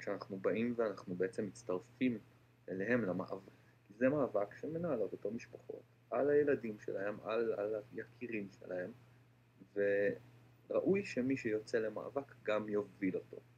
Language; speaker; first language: Hebrew; native; Hebrew